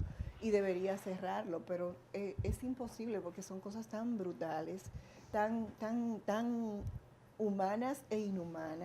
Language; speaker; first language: Spanish; native; Spanish